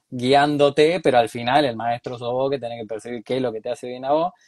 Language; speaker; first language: Spanish; native; Spanish